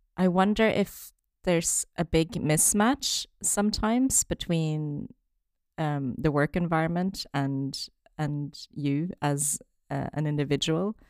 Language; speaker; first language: English; non-native, fluent; French